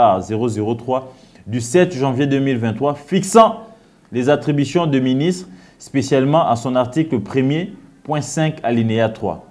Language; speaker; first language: French; non-native, local second language; Lingala